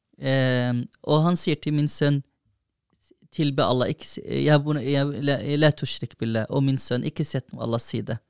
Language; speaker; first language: Norwegian; early bilingual, other home language; Somali